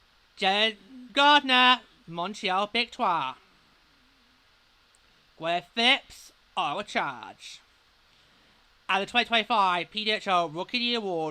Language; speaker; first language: English; native; English